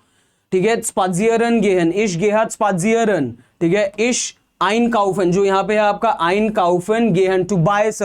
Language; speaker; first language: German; non-native, fluent; Hindi